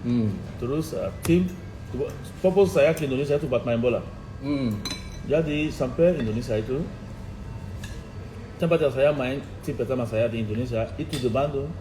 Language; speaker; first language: Indonesian; non-native, fluent; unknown